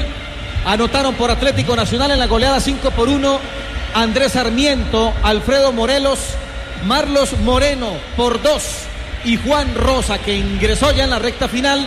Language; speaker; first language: Spanish; native; Spanish